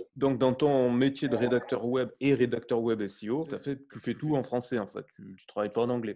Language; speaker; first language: French; native; French